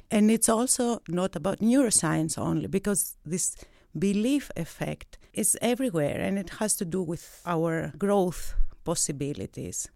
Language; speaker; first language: English; non-native, fluent; Greek